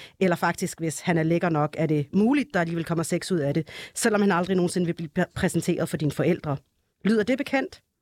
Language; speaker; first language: Danish; early bilingual, other home language; Arabic